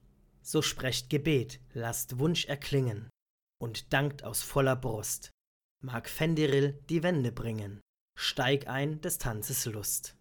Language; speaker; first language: German; native; German